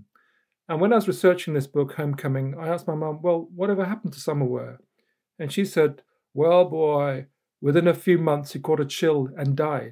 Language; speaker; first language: English; native; English